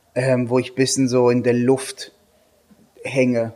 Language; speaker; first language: German; non-native, fluent; Hebrew